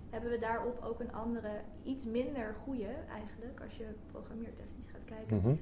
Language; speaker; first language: Dutch; native; Dutch